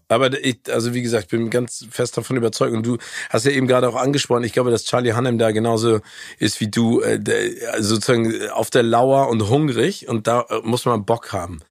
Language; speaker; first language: German; native; German